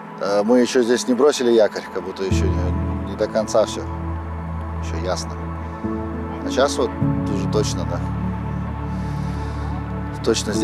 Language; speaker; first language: Russian; native; Russian